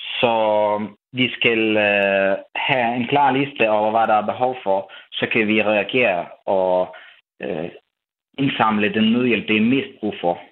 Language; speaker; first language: Danish; non-native, fluent; Ukrainian